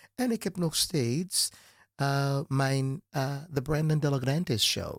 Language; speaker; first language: Dutch; non-native, fluent; English